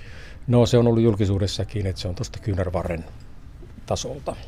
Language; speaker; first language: Finnish; native; Finnish